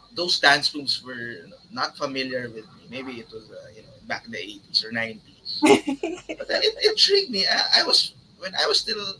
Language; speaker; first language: English; non-native, local second language; Filipino